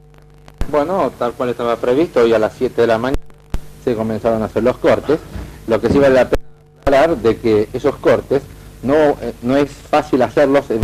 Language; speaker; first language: Spanish; native; Spanish